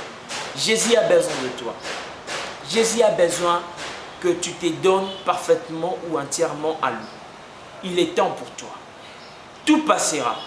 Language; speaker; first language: French; non-native, local second language; Lingala